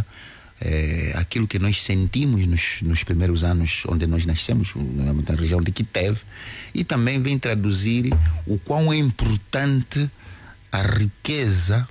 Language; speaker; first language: Portuguese; non-native, local second language; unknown